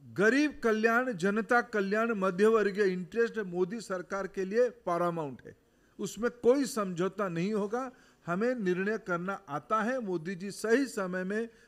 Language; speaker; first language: Hindi; non-native, local second language; Odia